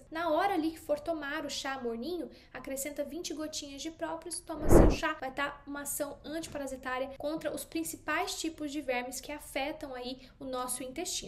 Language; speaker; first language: Portuguese; native; Portuguese